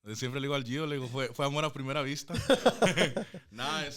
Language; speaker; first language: Spanish; early bilingual, heritage; Spanish